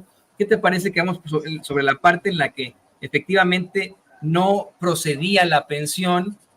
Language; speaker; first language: Spanish; native; Spanish